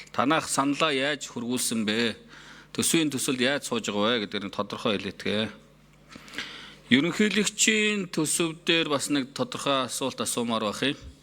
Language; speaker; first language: Mongolian; native; Mongolian